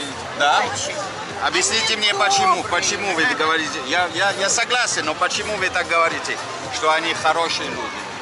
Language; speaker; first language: Russian; non-native, fluent; English